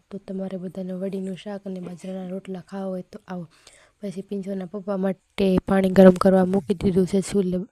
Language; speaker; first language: Gujarati; native; Gujarati